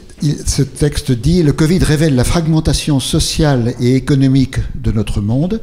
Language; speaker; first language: French; native; French